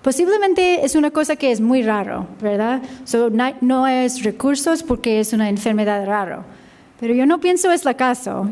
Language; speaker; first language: Spanish; non-native, learner; English